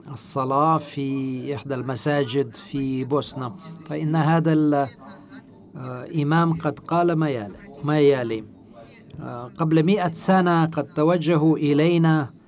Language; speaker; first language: Arabic; non-native, fluent; Turkish